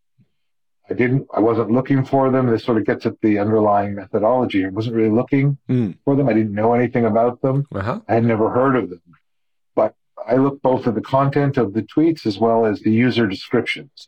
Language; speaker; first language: English; native; English